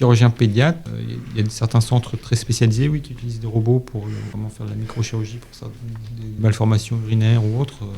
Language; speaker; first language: French; native; French